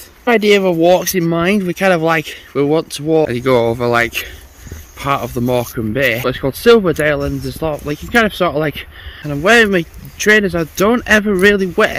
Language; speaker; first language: English; native; English